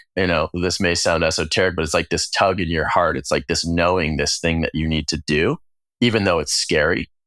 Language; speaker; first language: English; native; English